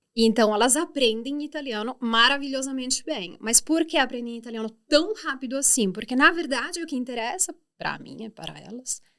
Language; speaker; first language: Portuguese; non-native, fluent; Italian